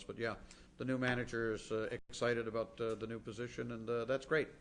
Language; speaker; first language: English; native; English